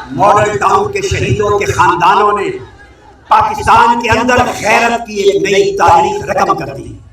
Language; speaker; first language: Urdu; non-native, local second language; Punjabi